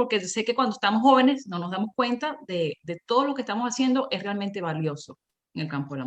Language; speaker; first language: Spanish; native; Spanish